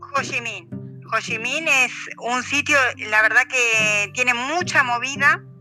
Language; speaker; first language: Spanish; native; Spanish